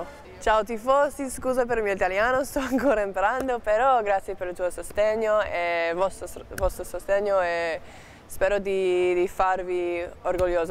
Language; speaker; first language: Italian; non-native, learner; English